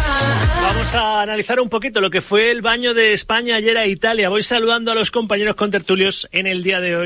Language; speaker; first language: Spanish; native; Spanish